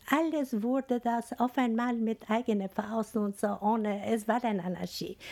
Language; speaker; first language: German; non-native, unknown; Albanian